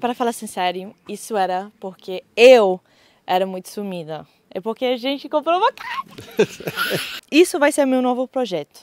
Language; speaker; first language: Portuguese; non-native, fluent; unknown